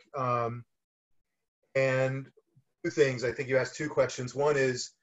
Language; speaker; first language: English; native; English